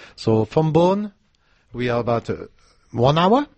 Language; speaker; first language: English; non-native, fluent; French